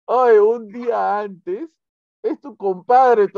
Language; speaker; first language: Spanish; native; Spanish